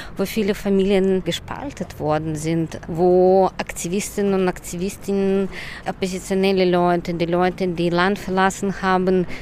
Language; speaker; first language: German; non-native, fluent; Russian